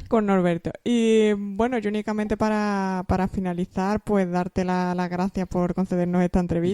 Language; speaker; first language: Spanish; native; Spanish